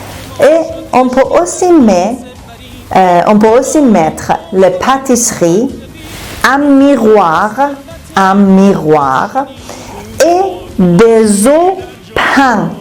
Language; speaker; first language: French; non-native, fluent; Persian